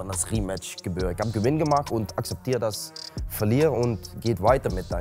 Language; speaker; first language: German; non-native, learner; Dutch